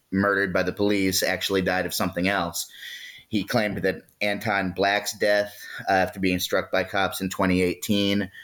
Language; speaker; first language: English; native; English